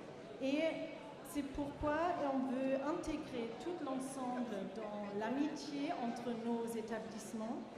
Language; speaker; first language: French; non-native, fluent; German